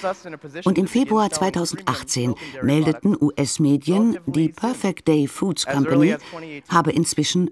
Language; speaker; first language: German; native; German